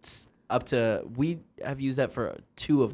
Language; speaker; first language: English; native; English